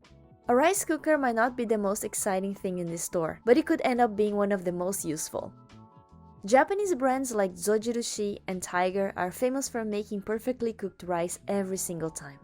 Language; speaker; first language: English; native; English